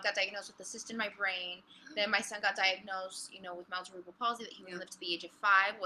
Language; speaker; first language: English; early bilingual, other home language; Spanish